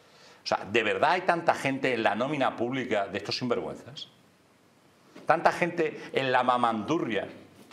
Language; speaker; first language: Spanish; native; Spanish